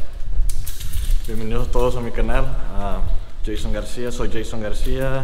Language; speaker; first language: Spanish; early bilingual, heritage; Spanish